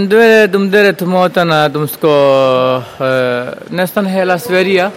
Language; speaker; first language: Swedish; non-native, local second language; Burmese